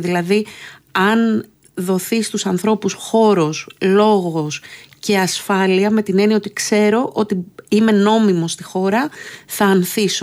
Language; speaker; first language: Greek; native; Greek